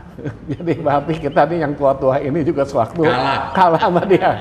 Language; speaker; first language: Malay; non-native, local second language; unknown